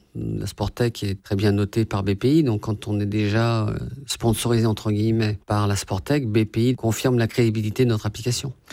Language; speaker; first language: French; native; French